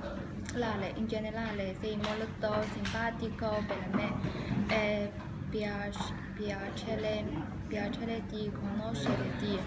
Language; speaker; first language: Italian; non-native, learner; Chinese